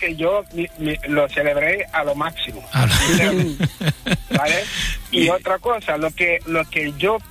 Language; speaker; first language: Spanish; non-native, fluent; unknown